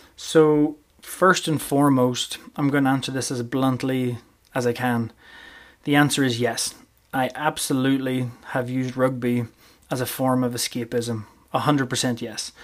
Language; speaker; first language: English; native; English